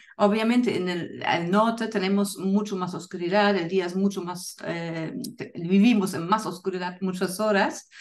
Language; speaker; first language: Spanish; non-native, fluent; German